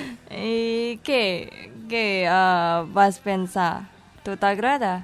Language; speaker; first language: Catalan; non-native, learner; Indonesian